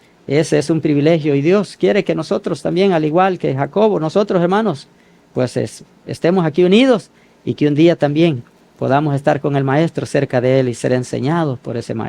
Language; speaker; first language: Spanish; native; Spanish